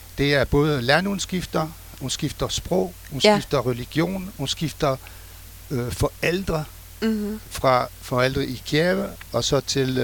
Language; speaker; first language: Danish; non-native, fluent; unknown